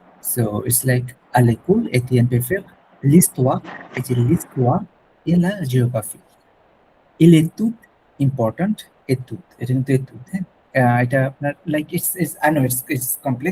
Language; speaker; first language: French; non-native, fluent; Bangla